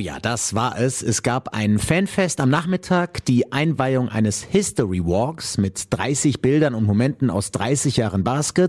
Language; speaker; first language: German; native; German